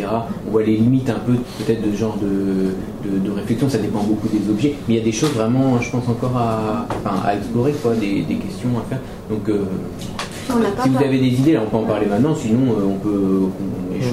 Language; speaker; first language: French; native; French